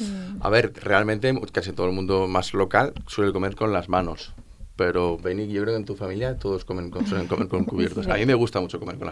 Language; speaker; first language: Spanish; native; Spanish